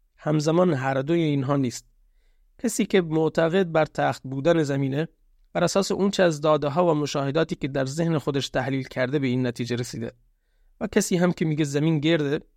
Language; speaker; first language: Persian; non-native, local second language; Baluchi